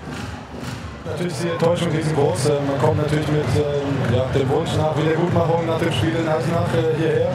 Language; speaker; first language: German; native; German